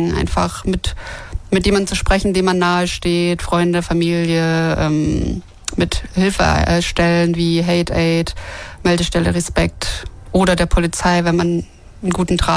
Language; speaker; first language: German; native; German